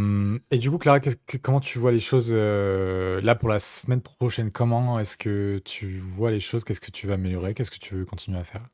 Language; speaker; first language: French; native; French